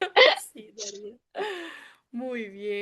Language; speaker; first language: Spanish; non-native, fluent; Portuguese